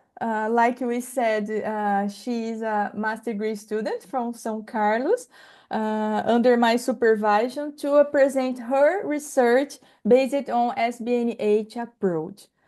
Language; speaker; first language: English; non-native, fluent; Portuguese